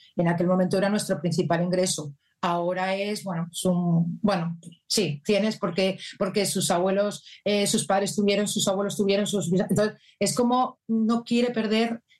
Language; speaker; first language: Spanish; native; Spanish